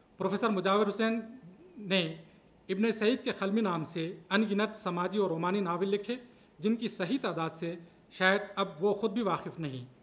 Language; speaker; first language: Urdu; native; Urdu